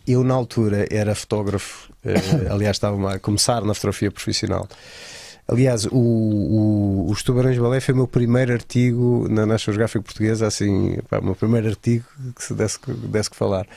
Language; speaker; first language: Portuguese; native; Portuguese